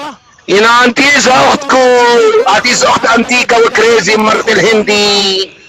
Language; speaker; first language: Arabic; native; Arabic